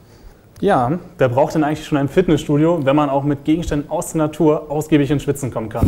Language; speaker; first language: German; native; German